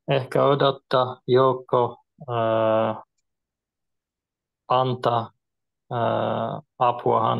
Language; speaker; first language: Finnish; non-native, learner; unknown